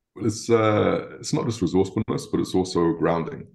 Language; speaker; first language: English; native; English